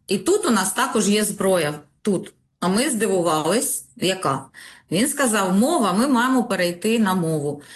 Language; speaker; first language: Ukrainian; non-native, local second language; Russian